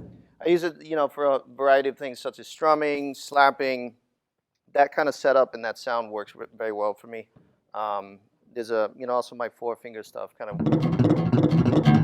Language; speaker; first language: English; native; English